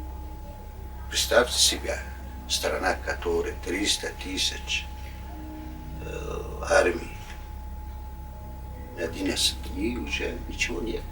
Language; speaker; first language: Russian; non-native, learner; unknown